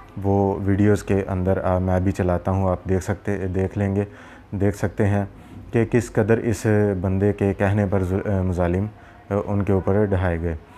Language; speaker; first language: Urdu; non-native, local second language; Punjabi